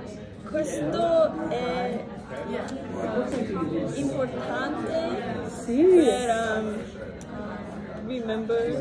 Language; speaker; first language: Italian; non-native, learner; English